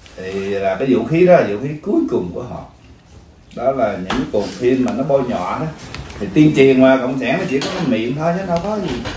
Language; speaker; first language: Vietnamese; early bilingual, heritage; Vietnamese